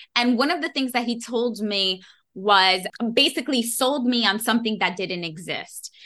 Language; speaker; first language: English; native; English